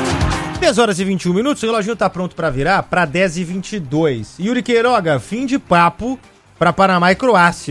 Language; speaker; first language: Portuguese; native; Portuguese